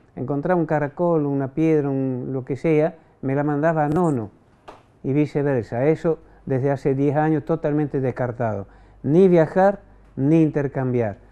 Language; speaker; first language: Spanish; non-native, fluent; French